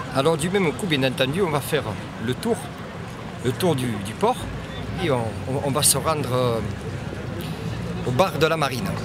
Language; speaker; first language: French; native; French